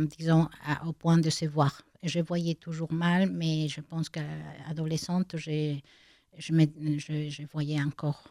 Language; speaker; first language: French; non-native, fluent; Spanish